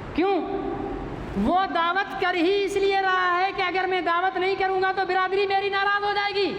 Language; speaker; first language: Urdu; non-native, local second language; Sindhi